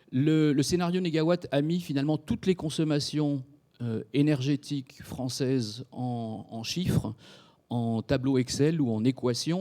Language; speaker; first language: French; native; French